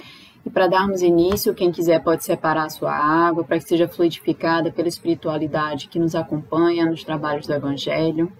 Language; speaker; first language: Portuguese; native; Portuguese